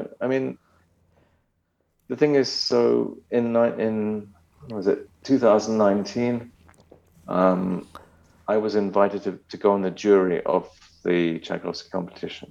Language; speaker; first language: English; native; English